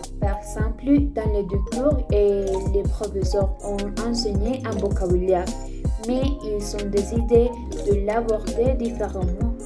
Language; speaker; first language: French; non-native, fluent; Spanish